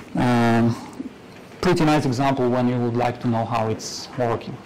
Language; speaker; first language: English; non-native, fluent; Polish